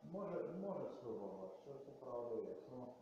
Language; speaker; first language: Polish; non-native, learner; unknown